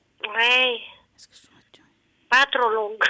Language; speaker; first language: French; non-native, learner; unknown